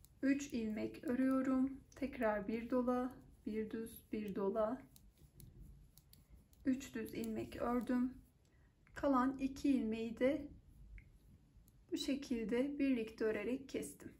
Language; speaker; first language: Turkish; native; Turkish